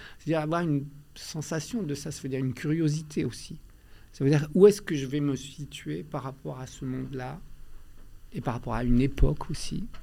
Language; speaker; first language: French; native; French